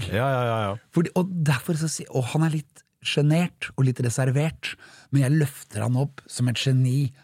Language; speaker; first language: Norwegian; native; Norwegian